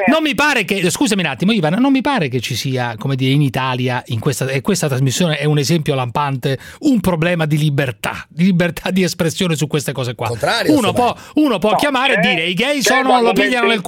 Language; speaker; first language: Italian; native; Italian